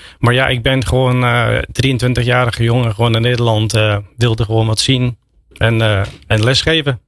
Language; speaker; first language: Dutch; non-native, fluent; English